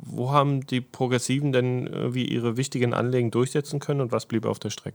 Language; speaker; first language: German; native; German